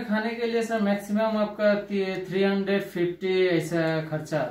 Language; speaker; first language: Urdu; non-native, local second language; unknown